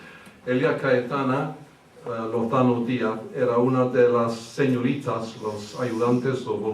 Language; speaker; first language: Spanish; early bilingual, heritage; English